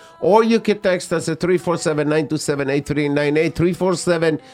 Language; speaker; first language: English; non-native, fluent; Hebrew